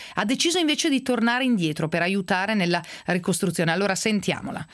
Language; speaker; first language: Italian; native; Italian